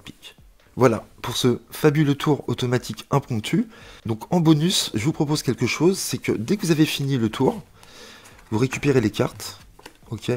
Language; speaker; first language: French; native; French